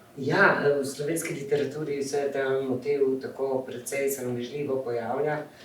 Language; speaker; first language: Slovenian; native; Slovenian